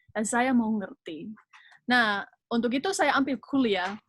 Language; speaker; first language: Indonesian; non-native, fluent; German